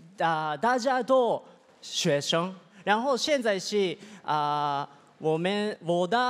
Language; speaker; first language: Chinese; non-native, learner; Japanese